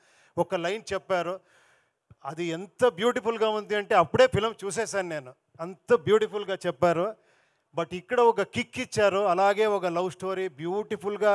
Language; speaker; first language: Telugu; non-native, local second language; Kannada